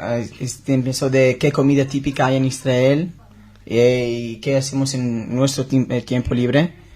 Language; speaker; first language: Spanish; non-native, learner; Hebrew